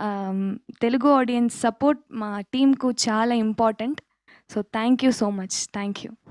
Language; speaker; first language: Telugu; non-native, learner; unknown